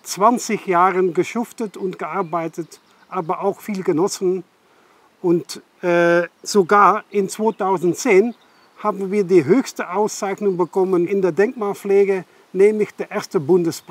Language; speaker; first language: German; non-native, fluent; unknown